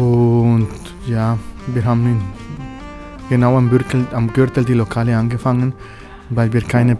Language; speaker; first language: German; non-native, fluent; Spanish